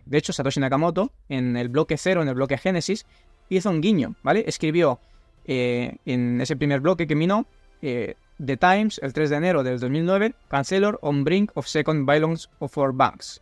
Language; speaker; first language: Spanish; native; Spanish